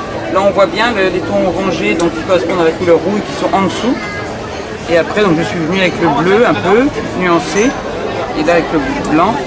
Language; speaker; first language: French; native; French